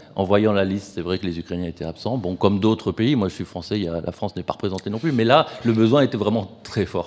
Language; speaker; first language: French; native; French